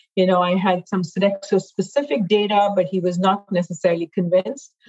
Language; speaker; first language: English; non-native, local second language; Hindi